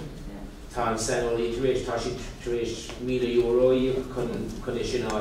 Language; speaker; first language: Irish; non-native, local second language; English